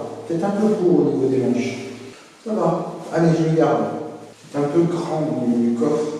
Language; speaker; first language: French; native; French